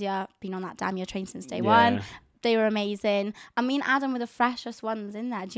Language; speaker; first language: English; native; English